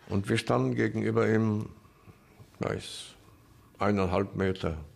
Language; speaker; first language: German; non-native, fluent; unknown